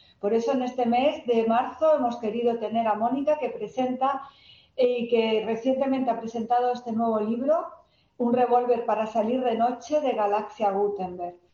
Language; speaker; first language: Spanish; native; Spanish